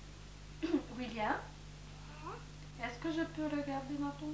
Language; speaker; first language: French; native; French